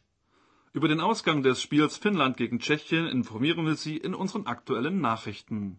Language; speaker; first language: German; native; German